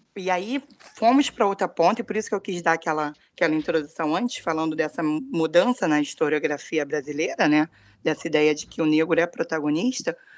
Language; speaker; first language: Portuguese; native; Portuguese